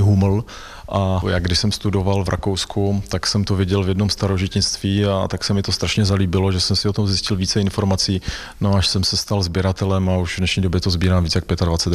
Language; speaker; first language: Czech; native; Czech